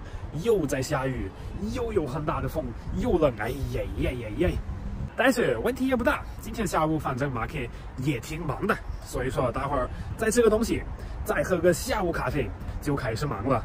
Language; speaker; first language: Chinese; non-native, fluent; German